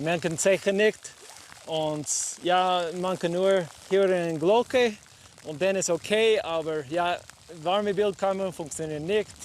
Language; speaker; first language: German; non-native, learner; English